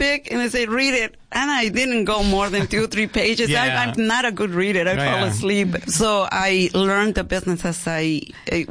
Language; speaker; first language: English; non-native, fluent; Spanish